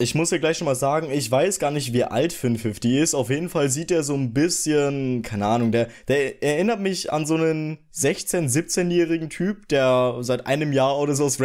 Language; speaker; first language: German; native; German